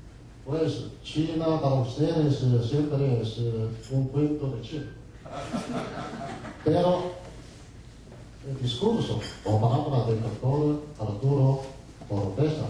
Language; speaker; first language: Spanish; non-native, fluent; Chinese